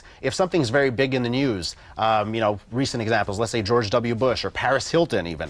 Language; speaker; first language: English; native; English